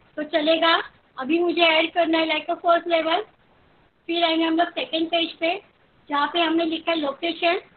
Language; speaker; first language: Hindi; non-native, local second language; Marathi